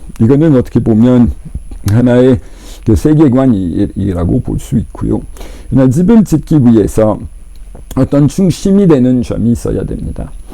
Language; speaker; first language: Korean; non-native, fluent; French